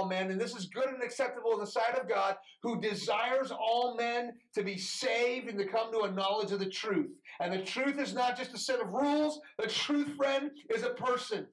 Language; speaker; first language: English; early bilingual, other home language; Persian